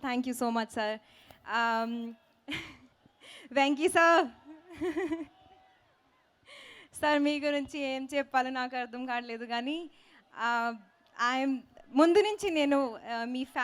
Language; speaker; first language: Telugu; non-native, learner; Hindi